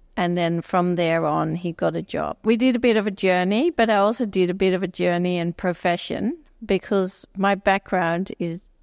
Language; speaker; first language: English; non-native, fluent; Dutch